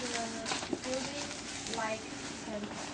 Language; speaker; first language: English; non-native, local second language; Chinese